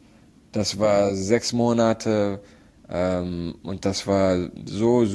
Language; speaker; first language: German; non-native, learner; Arabic